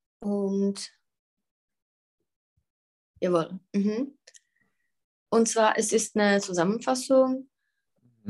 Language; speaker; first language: German; non-native, fluent; Czech